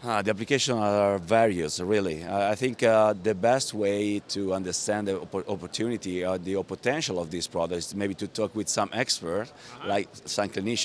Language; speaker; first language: English; non-native, fluent; Italian